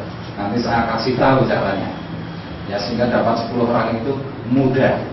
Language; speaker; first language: Indonesian; native; Indonesian